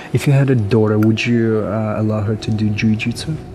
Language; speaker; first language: English; non-native, fluent; Russian